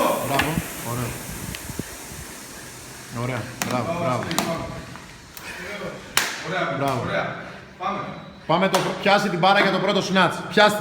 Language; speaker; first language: Greek; native; Greek